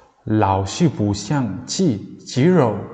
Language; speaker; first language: Chinese; non-native, learner; Mongolian